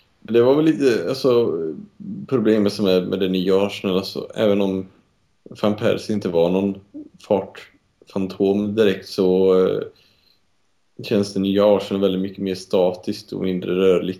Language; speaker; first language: Swedish; native; Swedish